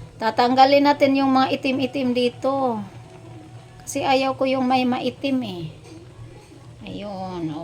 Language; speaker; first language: Filipino; non-native, local second language; Cebuano